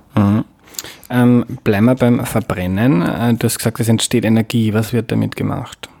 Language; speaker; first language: German; native; German